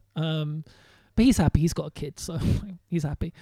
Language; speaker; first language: English; native; English